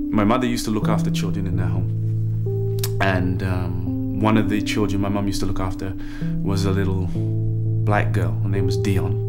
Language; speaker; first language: English; native; English